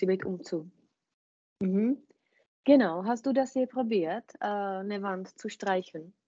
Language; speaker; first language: German; non-native, fluent; Czech